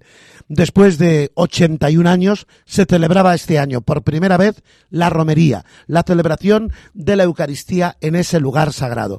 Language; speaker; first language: Spanish; native; Spanish